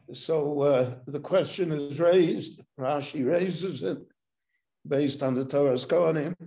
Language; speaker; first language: English; native; English